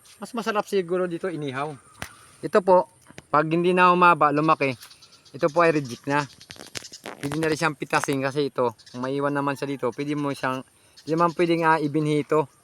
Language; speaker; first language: Filipino; non-native, local second language; Iloko